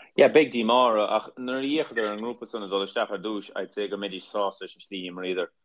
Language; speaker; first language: Irish; native; Irish